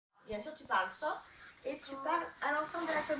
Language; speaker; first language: French; native; French